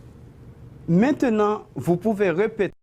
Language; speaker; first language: French; non-native, fluent; Spanish